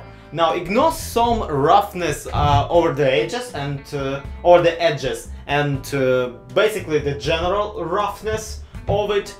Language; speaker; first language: English; non-native, fluent; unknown